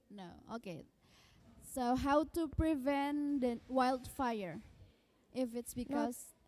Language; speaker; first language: English; non-native, learner; Indonesian